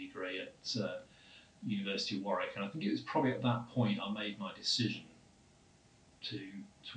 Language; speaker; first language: English; native; English